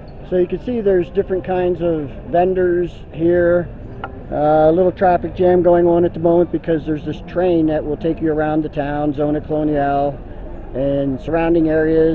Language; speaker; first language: English; native; English